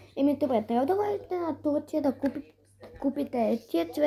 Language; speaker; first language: Bulgarian; early bilingual, heritage; Bulgarian